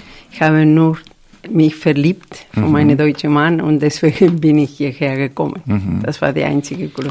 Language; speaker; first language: German; non-native, fluent; Spanish